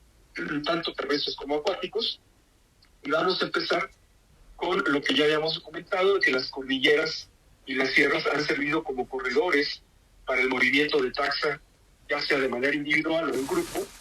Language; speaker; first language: Spanish; native; Spanish